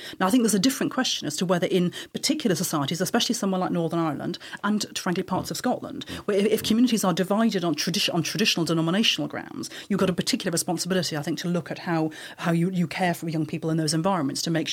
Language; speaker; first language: English; native; English